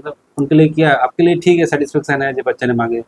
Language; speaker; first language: Hindi; non-native, local second language; Bangla